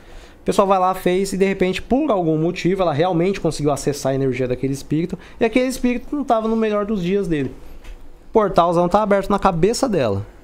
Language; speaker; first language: Portuguese; native; Portuguese